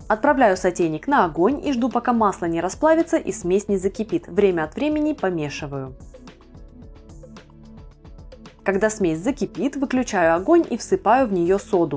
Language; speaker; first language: Russian; native; Russian